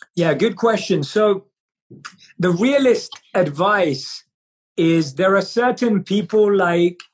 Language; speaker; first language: English; native; English